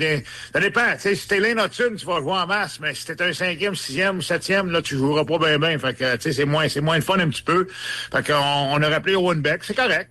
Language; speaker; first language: French; native; French